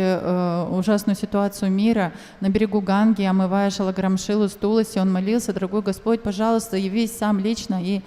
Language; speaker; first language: Russian; native; Russian